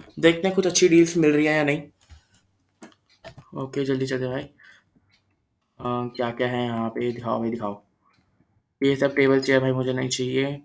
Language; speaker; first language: Hindi; native; Hindi